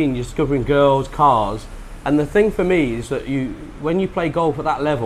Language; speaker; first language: English; native; English